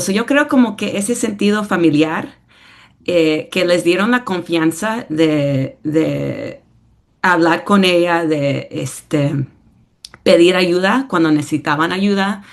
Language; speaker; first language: Spanish; early bilingual, heritage; English